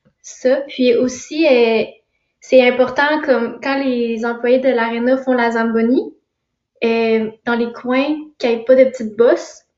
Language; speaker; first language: French; native; French